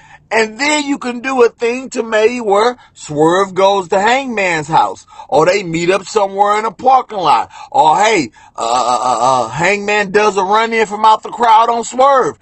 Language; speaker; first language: English; native; English